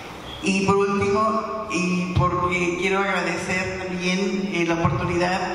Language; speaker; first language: Spanish; native; Spanish